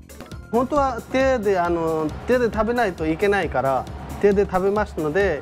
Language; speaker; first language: Japanese; non-native, learner; Nepali